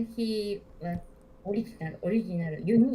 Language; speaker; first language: English; non-native, learner; Japanese